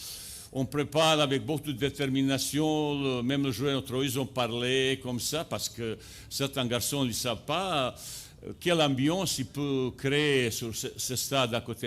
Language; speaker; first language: French; non-native, fluent; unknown